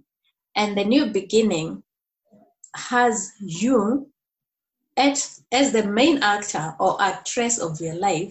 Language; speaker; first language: English; non-native, local second language; Kikuyu